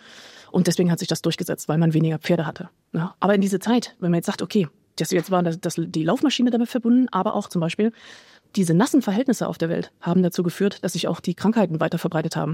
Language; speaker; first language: German; native; German